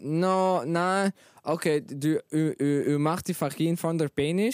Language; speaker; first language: Dutch; non-native, learner; Norwegian